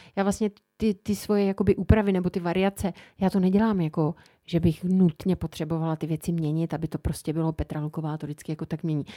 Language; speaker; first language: Czech; native; Czech